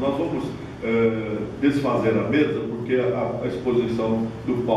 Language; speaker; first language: Portuguese; native; Portuguese